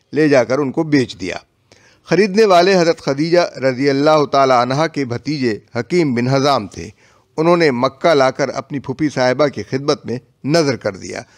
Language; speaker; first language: Urdu; native; Urdu